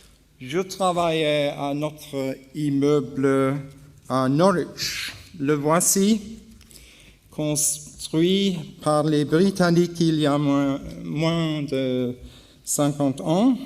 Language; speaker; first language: French; non-native, learner; English